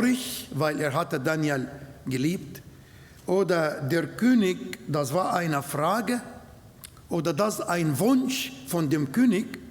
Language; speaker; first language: German; non-native, learner; Arabic